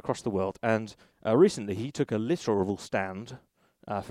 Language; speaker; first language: English; native; English